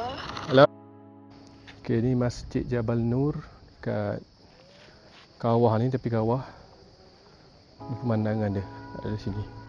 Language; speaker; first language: Malay; native; Malay